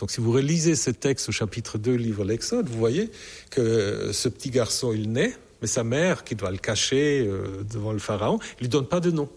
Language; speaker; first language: French; non-native, fluent; German